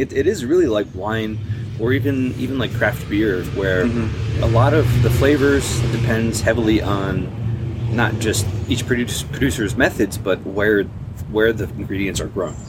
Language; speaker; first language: English; native; English